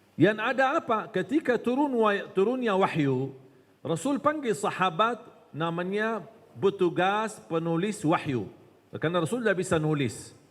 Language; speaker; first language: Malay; non-native, fluent; Arabic